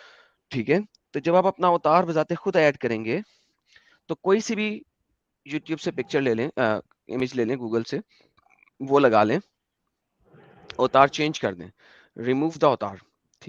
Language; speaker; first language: Hindi; native; Hindi